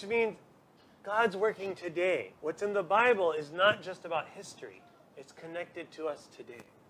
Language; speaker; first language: English; native; English